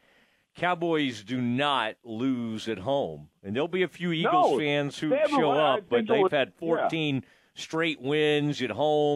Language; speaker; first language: English; native; English